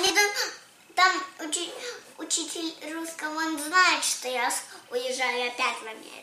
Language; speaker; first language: Russian; early bilingual, heritage; Russian